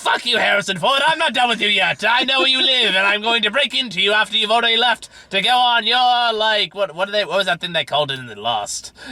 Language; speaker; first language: English; native; English